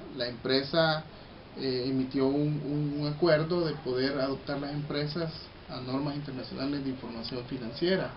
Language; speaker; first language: Spanish; native; Spanish